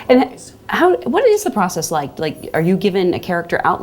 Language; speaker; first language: English; native; English